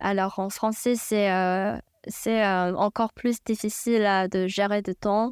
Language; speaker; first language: French; non-native, fluent; Chinese